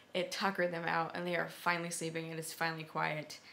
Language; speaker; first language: English; native; English